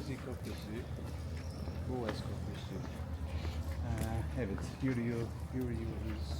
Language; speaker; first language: Turkish; non-native, learner; English